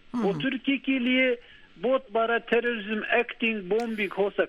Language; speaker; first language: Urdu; non-native, learner; Turkish